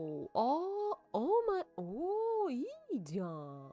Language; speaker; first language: Japanese; non-native, learner; Russian